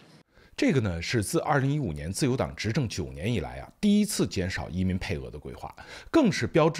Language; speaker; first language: Chinese; native; Chinese